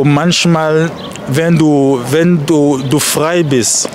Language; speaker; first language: German; non-native, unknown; French